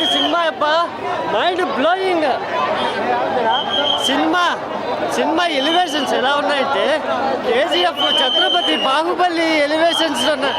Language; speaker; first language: Telugu; native; Telugu